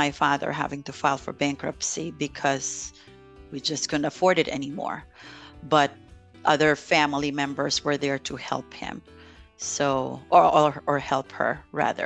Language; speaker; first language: English; non-native, local second language; Filipino